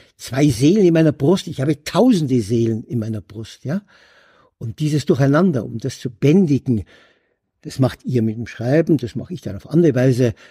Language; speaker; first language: German; native; German